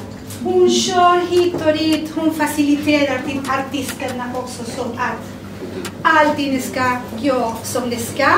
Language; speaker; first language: Swedish; non-native, fluent; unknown